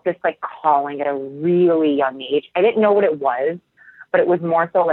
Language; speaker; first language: English; native; English